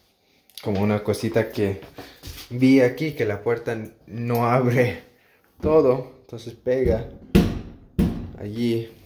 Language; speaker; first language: Spanish; early bilingual, heritage; English